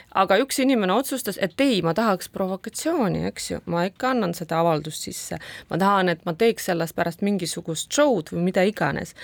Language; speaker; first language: Estonian; non-native, local second language; Russian